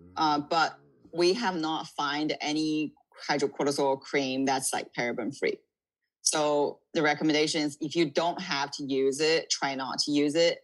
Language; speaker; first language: English; non-native, fluent; Chinese